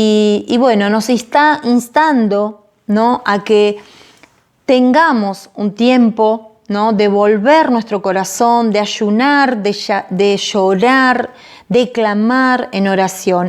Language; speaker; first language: Spanish; native; Spanish